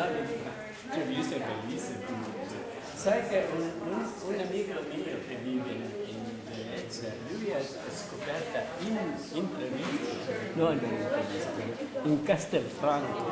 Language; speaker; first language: Italian; non-native, learner; English